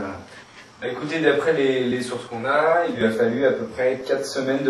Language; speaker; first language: French; native; French